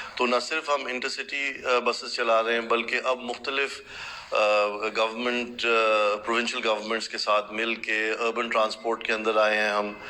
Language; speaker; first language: Urdu; native; Urdu